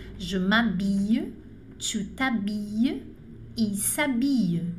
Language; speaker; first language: French; non-native, fluent; Portuguese